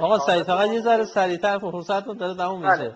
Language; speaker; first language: Persian; native; Persian